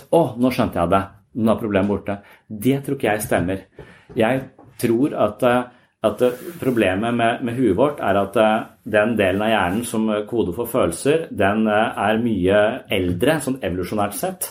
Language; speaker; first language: Norwegian; native; Norwegian